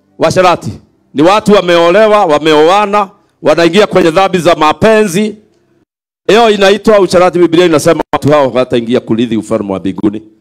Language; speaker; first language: Swahili; non-native, local second language; Kikuyu